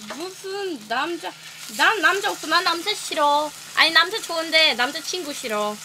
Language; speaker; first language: Korean; non-native, learner; Swedish